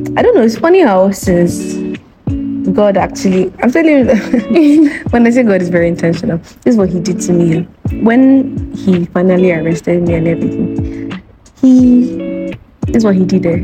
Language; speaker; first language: English; non-native, local second language; Yoruba